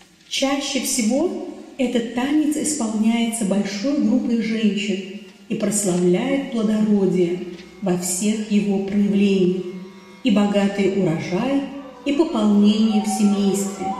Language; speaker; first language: Russian; native; Russian